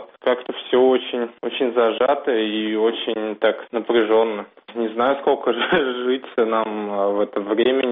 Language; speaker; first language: Russian; native; Russian